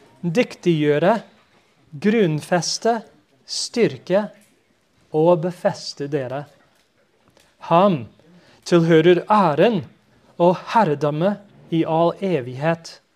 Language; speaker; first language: Norwegian; non-native, fluent; English